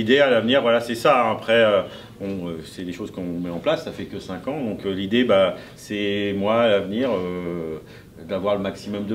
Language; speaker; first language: French; native; French